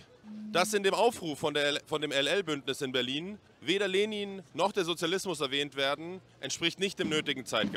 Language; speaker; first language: German; native; German